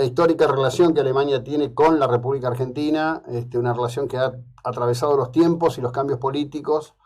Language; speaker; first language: Spanish; native; Spanish